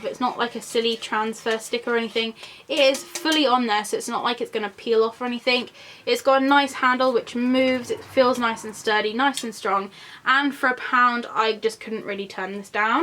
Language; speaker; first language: English; native; English